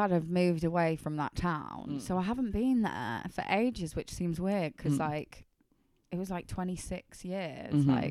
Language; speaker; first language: English; native; English